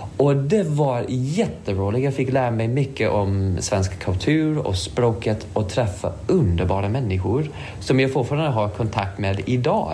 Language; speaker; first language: Swedish; non-native, fluent; English